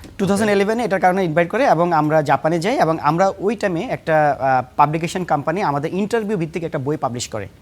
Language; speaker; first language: Bangla; native; Bangla